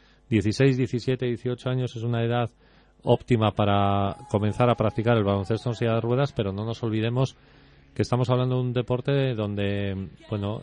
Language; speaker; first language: Spanish; native; Spanish